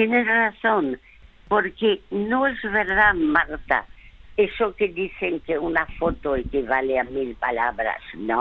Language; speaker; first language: Spanish; early bilingual, other home language; French